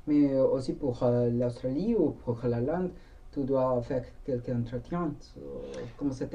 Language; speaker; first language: French; non-native, learner; Spanish